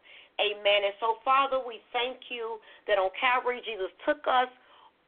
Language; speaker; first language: English; native; English